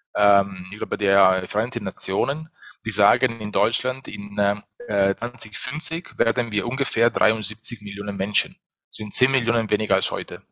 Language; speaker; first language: German; non-native, fluent; Italian